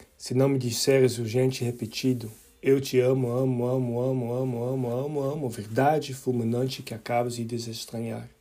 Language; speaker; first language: Portuguese; early bilingual, other home language; Dutch